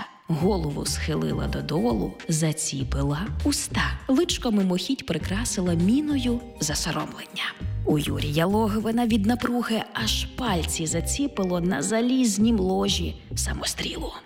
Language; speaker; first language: Ukrainian; native; Ukrainian